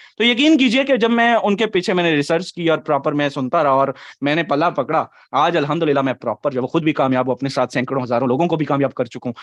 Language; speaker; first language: Urdu; non-native, local second language; Punjabi